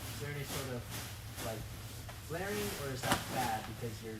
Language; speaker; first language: English; native; English